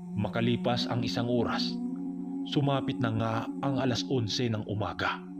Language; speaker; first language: Filipino; non-native, local second language; Cebuano